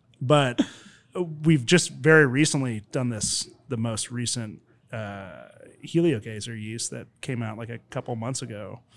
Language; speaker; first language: English; native; English